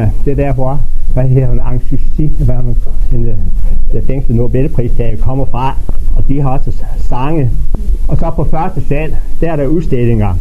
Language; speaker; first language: Danish; native; Danish